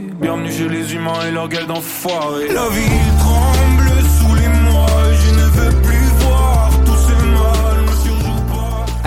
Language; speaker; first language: French; native; French